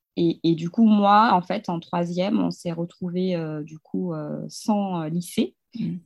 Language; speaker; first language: French; non-native, local second language; Fula